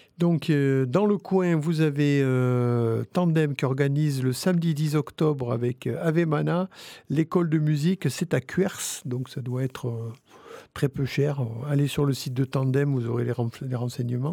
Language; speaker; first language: French; native; French